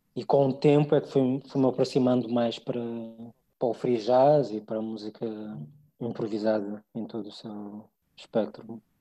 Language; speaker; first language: Portuguese; early bilingual, other home language; English